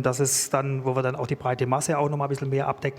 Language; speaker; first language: German; native; German